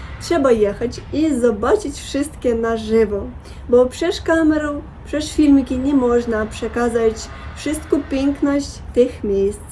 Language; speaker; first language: Polish; non-native, learner; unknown